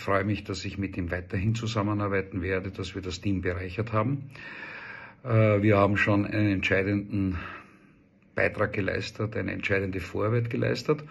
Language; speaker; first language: German; native; German